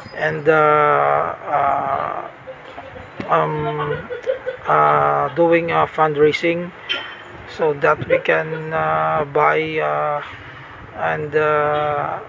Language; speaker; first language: English; non-native, local second language; Hiligaynon